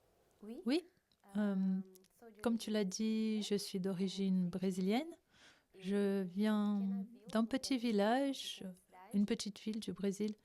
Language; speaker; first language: French; non-native, fluent; Portuguese